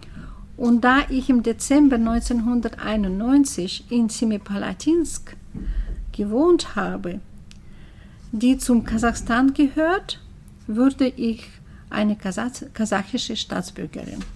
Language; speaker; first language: German; early bilingual, heritage; German